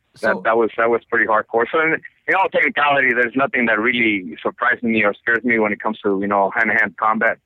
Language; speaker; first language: English; non-native, fluent; Spanish